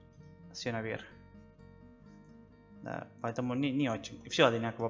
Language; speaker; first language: Russian; non-native, learner; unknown